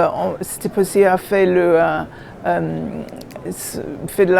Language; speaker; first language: French; non-native, learner; English